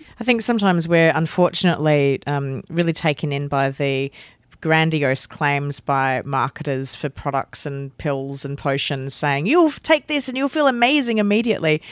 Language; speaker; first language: English; native; English